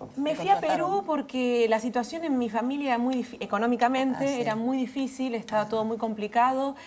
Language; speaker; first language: Spanish; native; Spanish